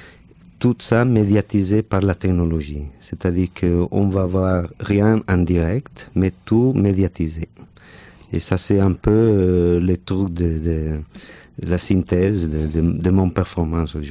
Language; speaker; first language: French; non-native, fluent; Catalan